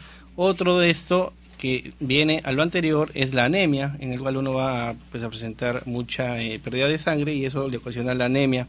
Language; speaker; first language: Spanish; native; Spanish